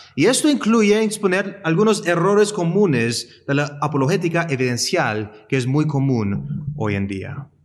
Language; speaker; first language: Spanish; early bilingual, heritage; Spanish